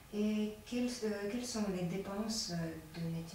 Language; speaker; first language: French; non-native, learner; Latvian